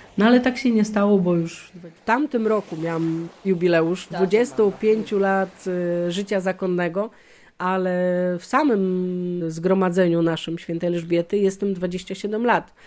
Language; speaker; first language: Polish; native; Polish